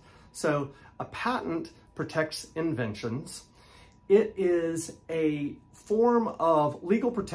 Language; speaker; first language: English; native; English